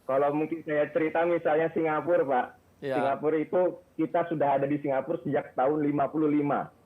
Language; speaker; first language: Indonesian; native; Indonesian